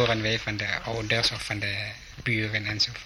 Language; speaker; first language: Dutch; early bilingual, heritage; Dutch